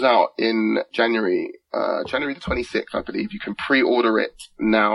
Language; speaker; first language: English; native; English